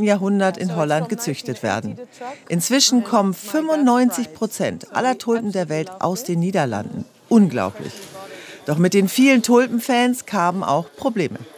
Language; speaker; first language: German; native; German